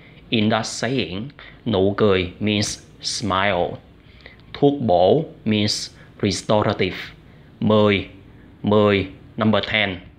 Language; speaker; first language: English; non-native, fluent; Vietnamese